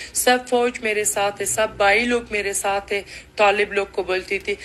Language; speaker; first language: Hindi; non-native, learner; Persian